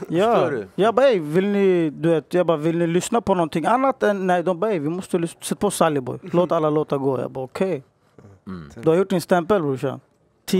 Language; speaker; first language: Swedish; native; Swedish